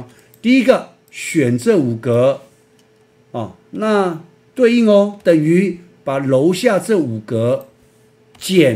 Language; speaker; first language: Chinese; native; Chinese